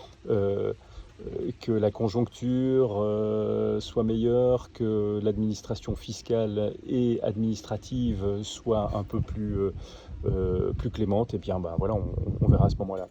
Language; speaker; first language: French; native; French